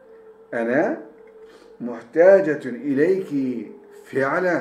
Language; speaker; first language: Arabic; non-native, fluent; Turkish